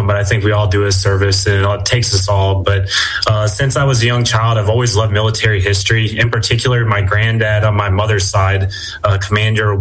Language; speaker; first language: English; native; English